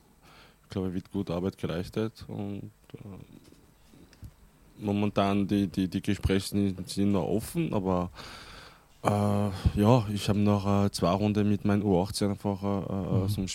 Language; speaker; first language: German; non-native, fluent; French